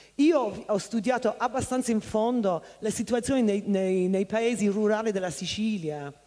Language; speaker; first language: Italian; non-native, fluent; English